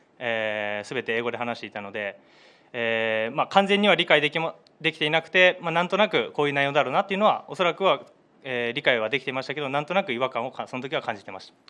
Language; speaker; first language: Japanese; native; Japanese